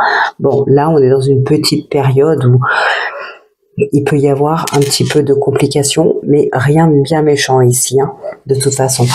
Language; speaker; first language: French; native; French